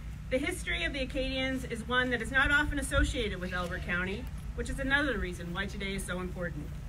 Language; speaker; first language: English; native; English